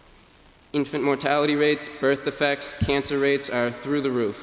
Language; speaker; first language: English; native; English